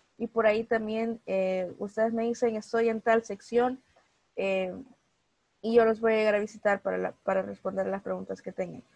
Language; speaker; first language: Spanish; native; Spanish